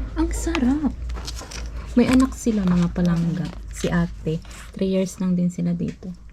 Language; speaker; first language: Filipino; non-native, local second language; Cebuano